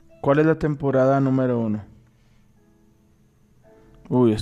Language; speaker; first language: Spanish; native; Spanish